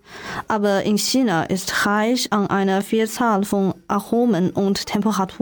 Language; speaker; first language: German; non-native, learner; Chinese